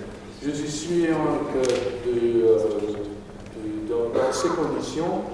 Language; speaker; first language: French; non-native, fluent; Romanian